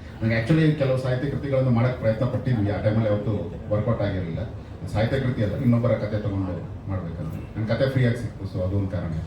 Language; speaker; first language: Kannada; native; Kannada